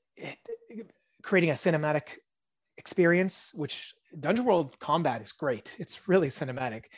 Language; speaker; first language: English; early bilingual, other home language; Hebrew